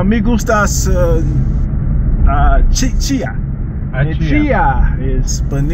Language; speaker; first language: Spanish; non-native, learner; English